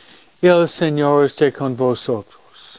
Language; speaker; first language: Spanish; non-native, fluent; English